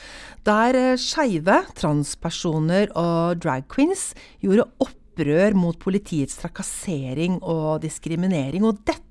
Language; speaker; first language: Norwegian; native; Norwegian